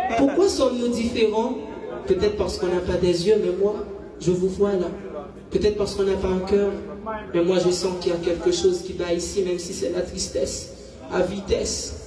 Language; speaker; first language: French; non-native, local second language; Haitian Creole